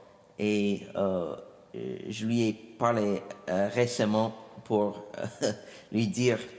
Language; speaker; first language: French; non-native, fluent; English